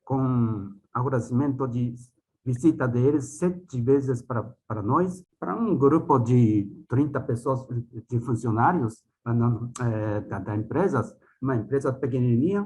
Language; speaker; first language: Portuguese; non-native, fluent; Japanese